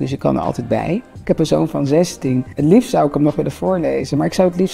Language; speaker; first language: Dutch; native; Dutch